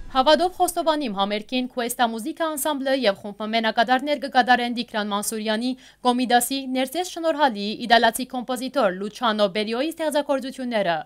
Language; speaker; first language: Armenian; early bilingual, heritage; Armenian